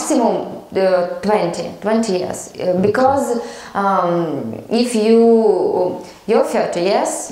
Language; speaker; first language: English; non-native, learner; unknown